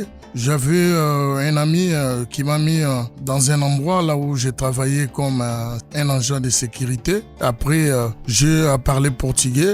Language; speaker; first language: French; non-native, local second language; Lingala